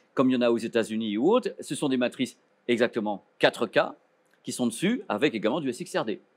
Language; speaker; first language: French; native; French